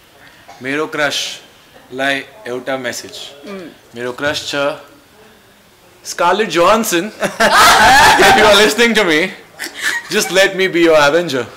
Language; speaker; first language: Nepali; non-native, learner; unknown